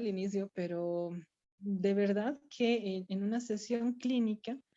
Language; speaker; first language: Spanish; native; Spanish